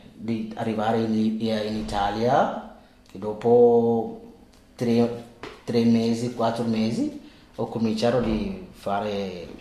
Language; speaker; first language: Italian; non-native, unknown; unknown